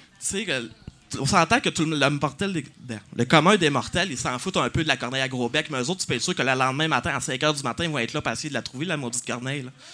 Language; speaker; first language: French; native; French